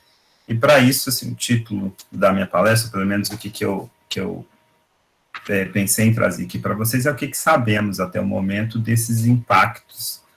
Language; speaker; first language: Portuguese; native; Portuguese